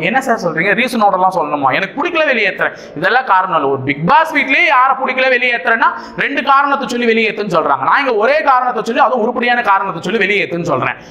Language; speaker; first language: Tamil; native; Tamil